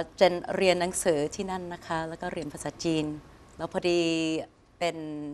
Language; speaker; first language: Thai; non-native, fluent; English